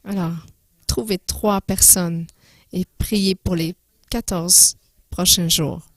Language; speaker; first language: French; non-native, fluent; English